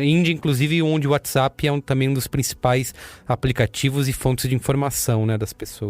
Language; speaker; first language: Portuguese; native; Portuguese